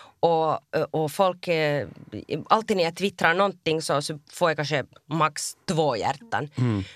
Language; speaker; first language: Swedish; native; Swedish